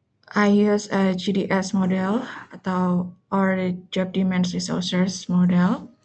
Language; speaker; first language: English; non-native, learner; Indonesian